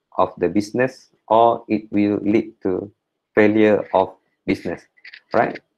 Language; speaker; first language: English; non-native, local second language; Malay